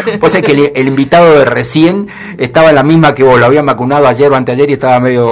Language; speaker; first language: Spanish; native; Spanish